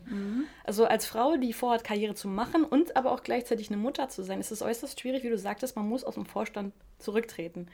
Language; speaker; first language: German; native; German